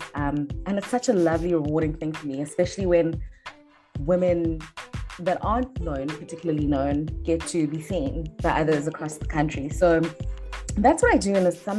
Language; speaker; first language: English; non-native, local second language; Xhosa